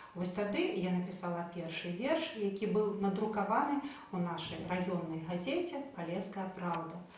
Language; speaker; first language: Belarusian; native; Belarusian